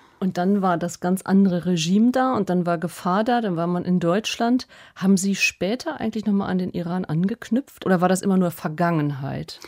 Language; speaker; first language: German; native; German